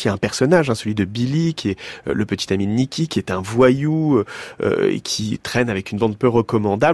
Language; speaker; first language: French; native; French